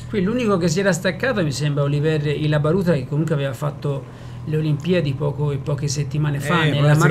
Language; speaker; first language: Italian; native; Italian